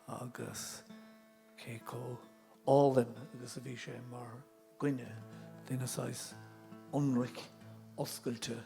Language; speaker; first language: Irish; non-native, local second language; English